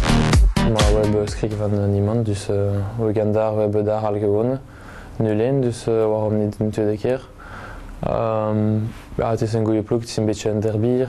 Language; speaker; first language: Dutch; non-native, local second language; French